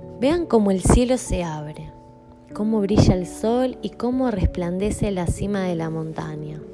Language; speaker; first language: Spanish; native; Spanish